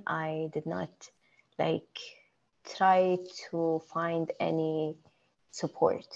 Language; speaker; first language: English; non-native, fluent; Arabic